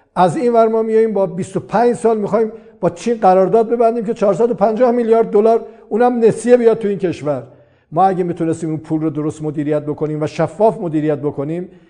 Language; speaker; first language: Persian; non-native, local second language; Azerbaijani